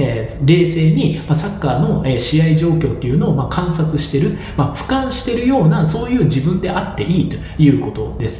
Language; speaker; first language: Japanese; native; Japanese